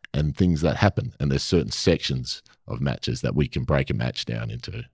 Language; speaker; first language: English; native; English